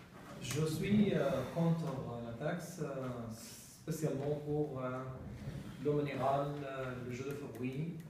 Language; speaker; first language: French; non-native, learner; Arabic